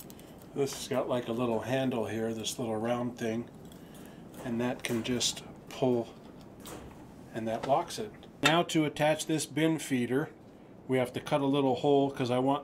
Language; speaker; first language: English; native; English